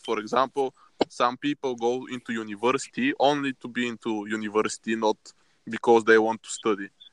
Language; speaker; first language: English; non-native, fluent; Bulgarian